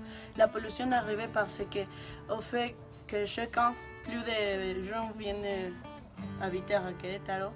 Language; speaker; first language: French; non-native, learner; Spanish